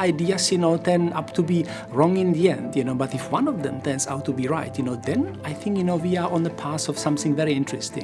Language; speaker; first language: English; non-native, fluent; Czech